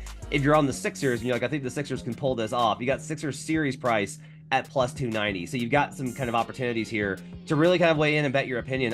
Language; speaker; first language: English; native; English